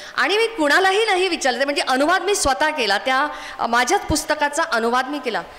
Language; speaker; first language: Marathi; non-native, local second language; Konkani